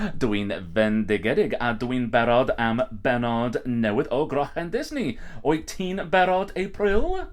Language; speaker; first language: Welsh; non-native, learner; English